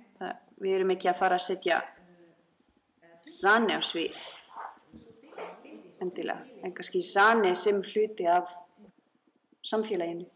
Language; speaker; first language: Icelandic; non-native, fluent; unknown